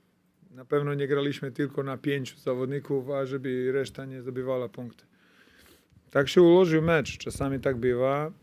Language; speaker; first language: Polish; non-native, fluent; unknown